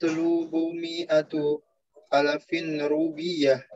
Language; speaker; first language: Arabic; non-native, learner; Indonesian